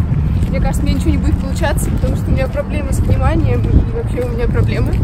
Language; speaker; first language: Russian; native; Russian